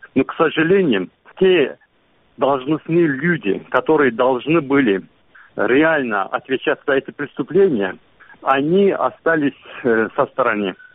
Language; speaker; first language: Russian; non-native, local second language; Azerbaijani